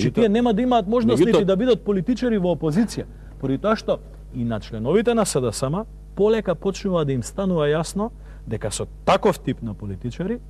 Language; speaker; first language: Macedonian; native; Macedonian